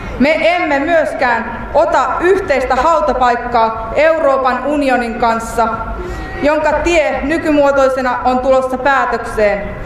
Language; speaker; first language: Finnish; native; Finnish